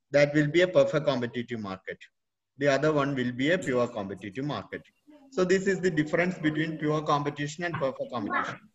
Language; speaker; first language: English; non-native, local second language; Malayalam